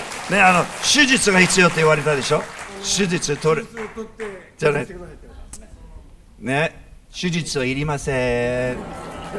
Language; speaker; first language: Japanese; non-native, learner; English